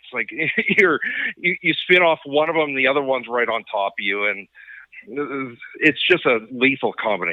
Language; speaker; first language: English; native; English